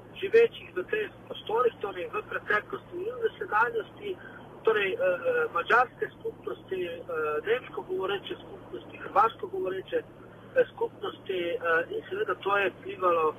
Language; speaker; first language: Slovenian; non-native, local second language; Romany